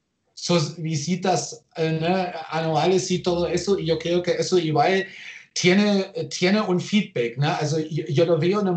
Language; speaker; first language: Spanish; non-native, fluent; German